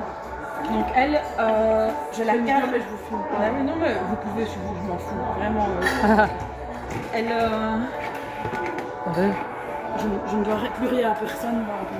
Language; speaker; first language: French; native; French